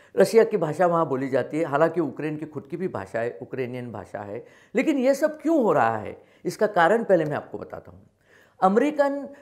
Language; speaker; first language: Hindi; non-native, local second language; Marathi